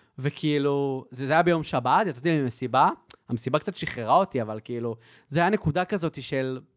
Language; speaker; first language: Hebrew; native; Hebrew